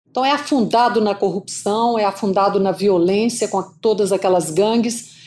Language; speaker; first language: Portuguese; native; Portuguese